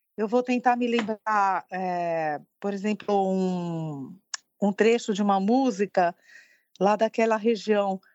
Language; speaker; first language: Portuguese; early bilingual, other home language; French